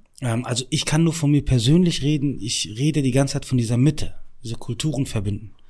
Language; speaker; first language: German; early bilingual, other home language; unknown